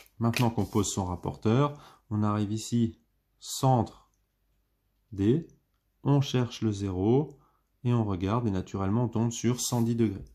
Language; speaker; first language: French; native; French